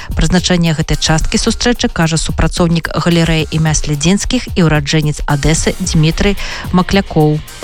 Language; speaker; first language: Belarusian; native; Belarusian